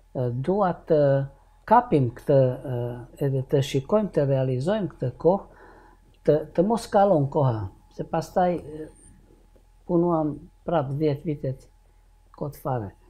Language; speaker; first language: Albanian; non-native, learner; Hungarian